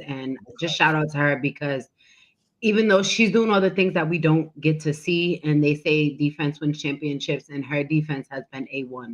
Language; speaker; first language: English; native; English